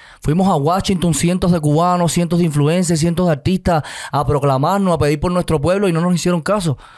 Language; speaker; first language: Spanish; native; Spanish